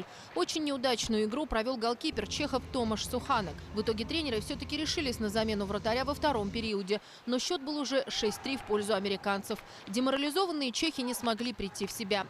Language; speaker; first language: Russian; native; Russian